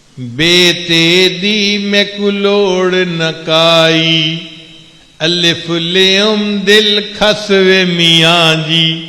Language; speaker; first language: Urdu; non-native, local second language; Punjabi